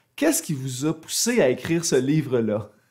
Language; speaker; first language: French; native; French